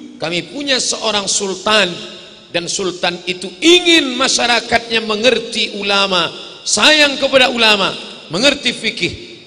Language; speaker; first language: Indonesian; native; Indonesian